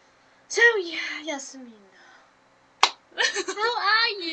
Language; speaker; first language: English; non-native, learner; German